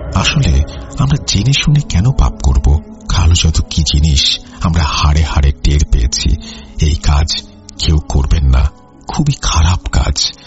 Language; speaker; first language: Bangla; native; Bangla